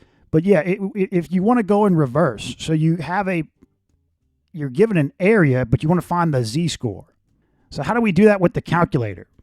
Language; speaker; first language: English; native; English